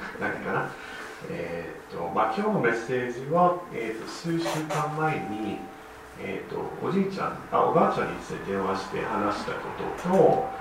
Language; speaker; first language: Japanese; non-native, fluent; English